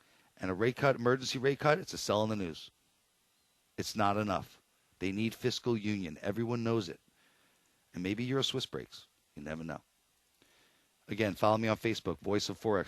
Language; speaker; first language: English; native; English